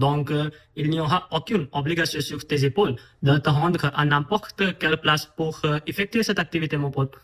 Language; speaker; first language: French; non-native, fluent; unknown